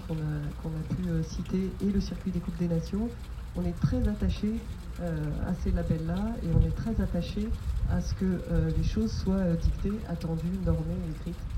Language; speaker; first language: French; native; French